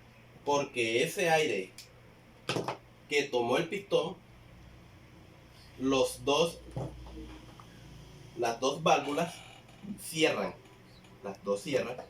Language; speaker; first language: Spanish; native; Spanish